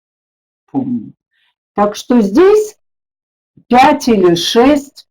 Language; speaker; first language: Russian; native; Russian